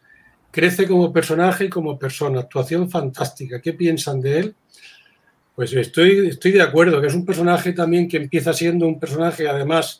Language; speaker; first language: Spanish; native; Spanish